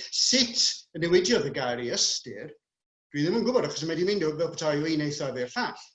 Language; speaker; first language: Welsh; non-native, fluent; English